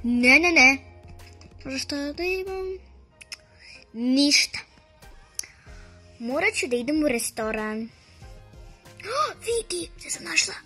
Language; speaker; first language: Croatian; early bilingual, other home language; Russian